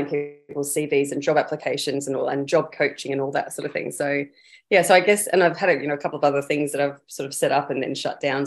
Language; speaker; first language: English; native; English